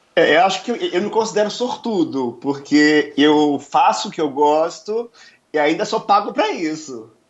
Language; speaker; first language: Portuguese; native; Portuguese